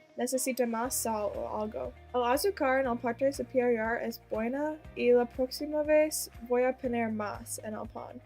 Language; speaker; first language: Spanish; non-native, learner; English